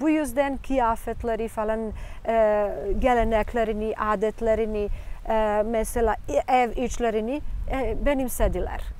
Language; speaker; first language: Turkish; non-native, fluent; Serbian